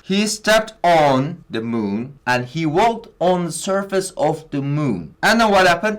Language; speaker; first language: English; non-native, fluent; Turkish